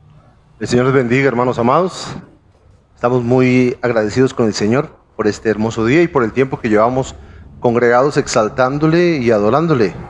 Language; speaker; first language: Spanish; native; Spanish